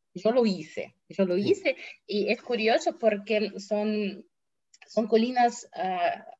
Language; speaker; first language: Spanish; non-native, fluent; Russian